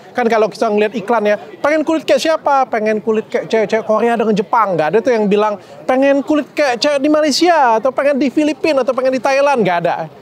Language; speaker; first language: Indonesian; native; Indonesian